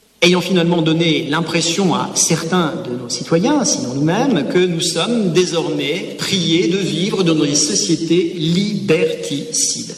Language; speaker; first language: French; native; French